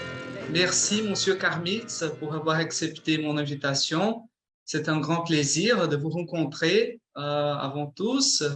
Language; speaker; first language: French; non-native, fluent; Portuguese